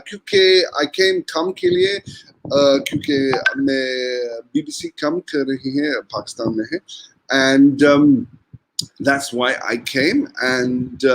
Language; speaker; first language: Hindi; non-native, learner; English